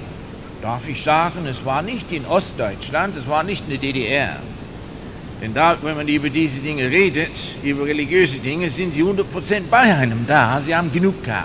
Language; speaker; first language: German; non-native, fluent; English